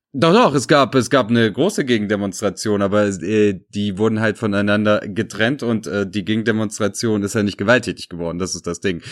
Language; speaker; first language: German; early bilingual, other home language; Serbian